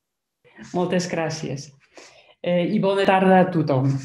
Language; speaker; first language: Catalan; non-native, fluent; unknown